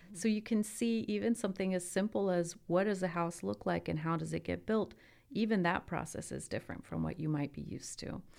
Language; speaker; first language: English; early bilingual, other home language; Italian